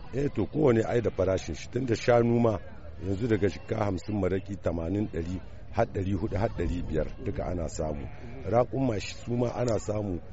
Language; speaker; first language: Hausa; native; Hausa